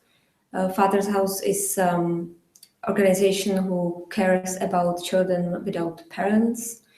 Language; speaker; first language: English; non-native, fluent; Czech